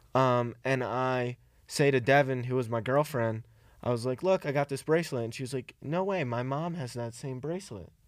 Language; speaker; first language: English; early bilingual, other home language; Italian